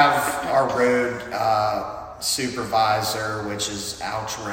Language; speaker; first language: English; native; English